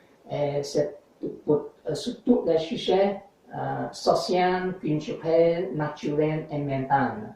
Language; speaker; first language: French; non-native, learner; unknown